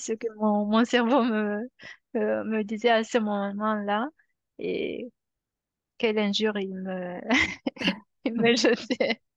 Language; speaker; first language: French; non-native, fluent; Romanian